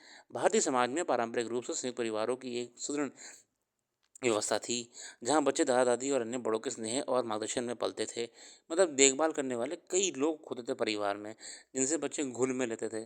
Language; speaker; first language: Hindi; native; Hindi